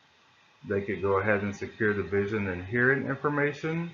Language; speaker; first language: English; native; English